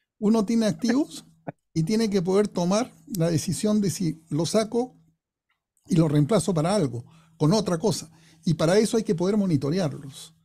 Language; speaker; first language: Spanish; non-native, fluent; English